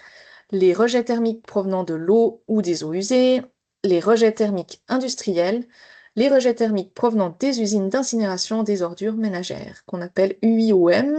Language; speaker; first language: French; native; French